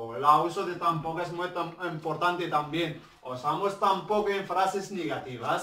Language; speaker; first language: Spanish; non-native, learner; Arabic